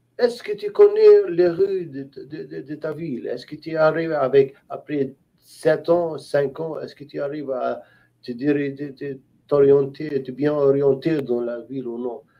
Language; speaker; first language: French; non-native, local second language; Haitian Creole